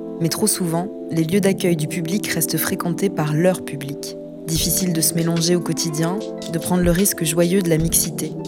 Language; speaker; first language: French; native; French